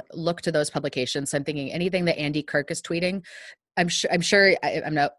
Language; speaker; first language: English; native; English